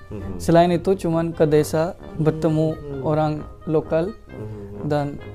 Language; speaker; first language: Indonesian; non-native, learner; Hindi